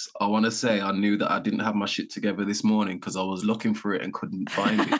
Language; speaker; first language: English; native; English